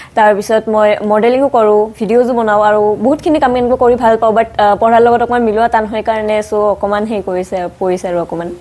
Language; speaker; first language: Assamese; native; Assamese